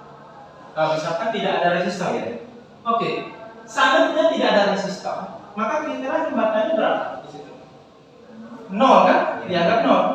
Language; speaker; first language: Indonesian; native; Indonesian